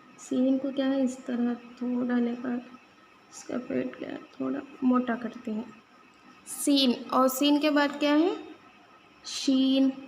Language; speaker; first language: Hindi; native; Hindi